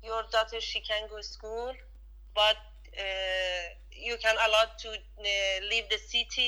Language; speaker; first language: English; non-native, learner; Persian